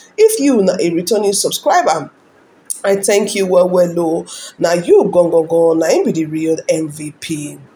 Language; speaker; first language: Nigerian Pidgin; non-native, local second language; Igbo